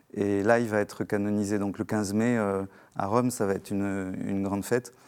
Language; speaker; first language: French; native; French